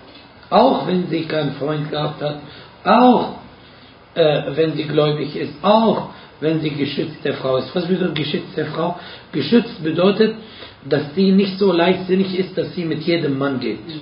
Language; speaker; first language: German; non-native, fluent; Arabic